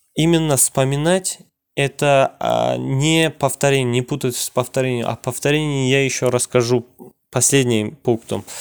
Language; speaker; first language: Russian; non-native, local second language; Kazakh